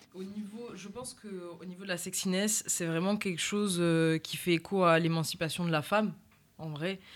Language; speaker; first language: French; native; French